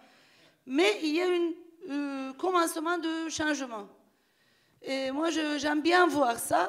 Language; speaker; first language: French; non-native, fluent; Turkish